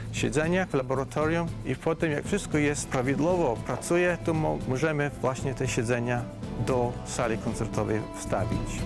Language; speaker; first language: Polish; non-native, fluent; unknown